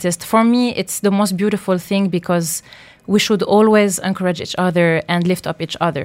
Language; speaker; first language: English; non-native, fluent; French